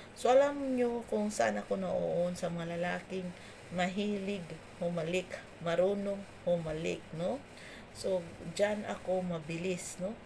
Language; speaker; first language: Filipino; non-native, local second language; Cebuano